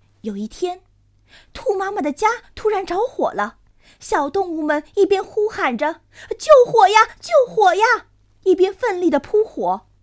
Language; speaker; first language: Chinese; native; Chinese